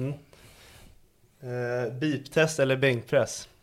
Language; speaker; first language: Swedish; native; Swedish